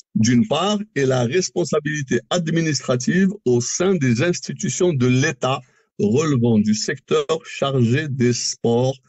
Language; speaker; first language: French; non-native, local second language; Arabic